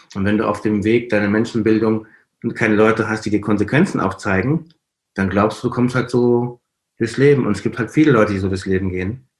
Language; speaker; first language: German; non-native, fluent; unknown